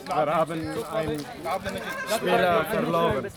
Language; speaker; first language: German; non-native, learner; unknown